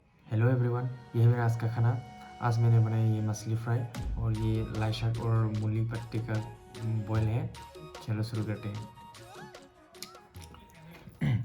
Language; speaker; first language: Hindi; non-native, local second language; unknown